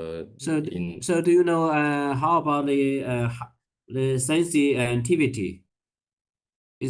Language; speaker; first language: English; non-native, learner; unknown